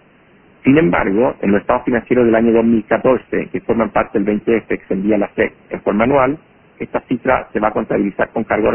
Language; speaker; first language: Spanish; native; Spanish